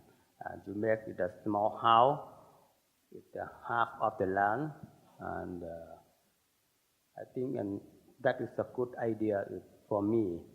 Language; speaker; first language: English; non-native, learner; Thai